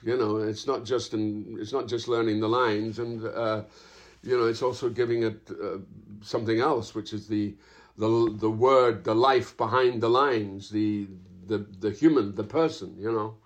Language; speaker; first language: English; native; English